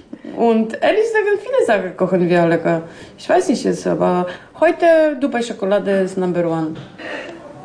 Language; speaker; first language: German; non-native, learner; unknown